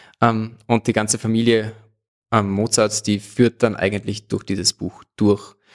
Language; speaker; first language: German; native; German